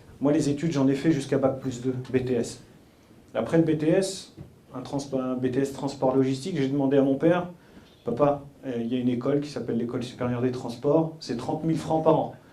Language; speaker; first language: French; early bilingual, other home language; Arabic